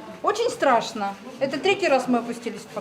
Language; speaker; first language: Russian; native; Russian